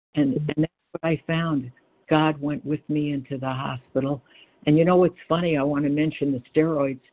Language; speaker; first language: English; native; English